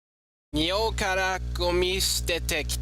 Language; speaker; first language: Japanese; non-native, learner; English